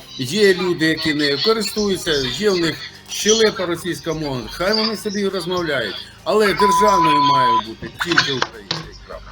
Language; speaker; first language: Ukrainian; non-native, local second language; Russian